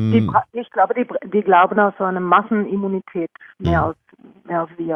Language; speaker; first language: German; non-native, fluent; Norwegian